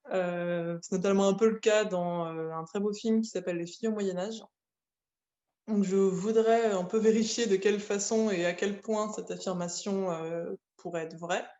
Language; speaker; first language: French; native; French